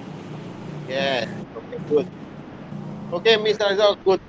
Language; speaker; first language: English; non-native, learner; Indonesian